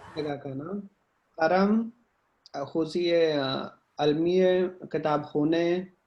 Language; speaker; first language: Persian; non-native, learner; Urdu